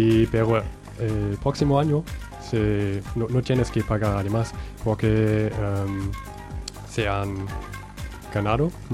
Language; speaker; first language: Spanish; non-native, learner; German